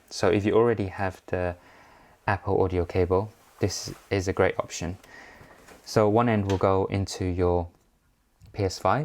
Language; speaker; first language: English; native; English